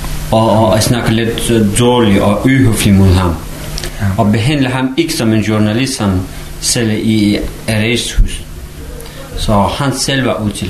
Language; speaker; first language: Danish; non-native, fluent; Persian